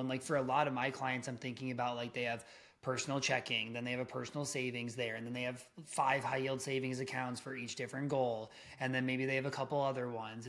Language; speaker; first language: English; native; English